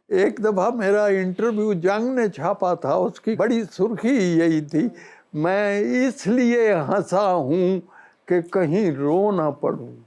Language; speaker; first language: Urdu; non-native, local second language; Punjabi